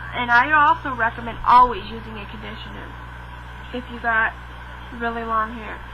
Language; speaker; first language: English; native; English